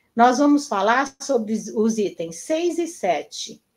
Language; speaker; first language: Portuguese; native; Portuguese